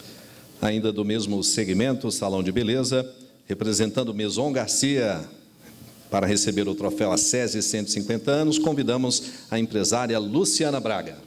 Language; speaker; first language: Portuguese; native; Portuguese